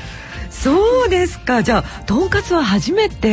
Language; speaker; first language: Japanese; native; Japanese